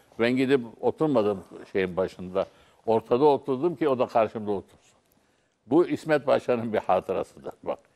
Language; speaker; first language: Turkish; non-native, local second language; Arabic